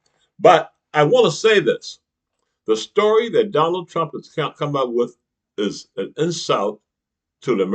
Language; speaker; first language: English; native; English